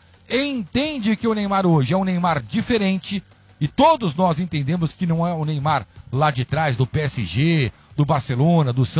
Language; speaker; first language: Portuguese; native; Portuguese